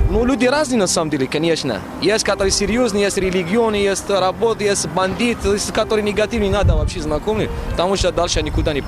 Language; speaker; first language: Russian; non-native, learner; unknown